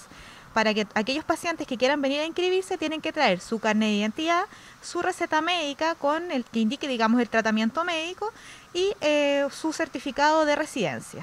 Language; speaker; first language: Spanish; native; Spanish